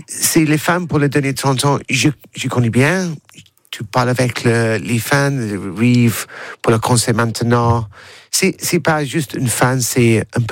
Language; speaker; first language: French; non-native, learner; English